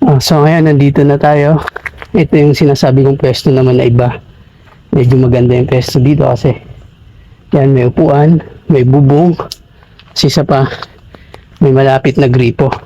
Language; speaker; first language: Filipino; native; Filipino